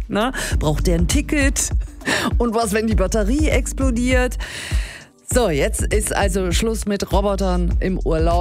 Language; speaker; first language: German; native; German